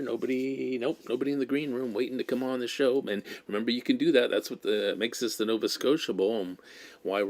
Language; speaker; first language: English; native; English